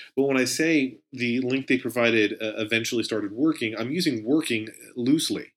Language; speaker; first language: English; native; English